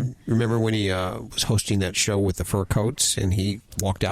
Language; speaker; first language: English; native; English